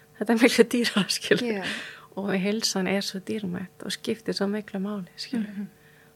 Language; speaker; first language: Icelandic; non-native, fluent; German